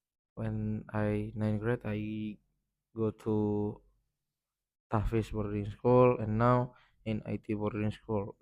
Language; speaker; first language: English; non-native, learner; Indonesian